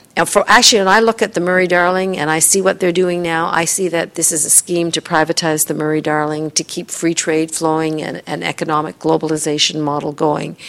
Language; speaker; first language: English; native; English